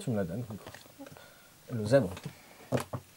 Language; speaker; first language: French; native; French